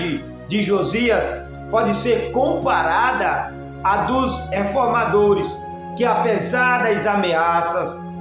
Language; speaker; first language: Portuguese; native; Portuguese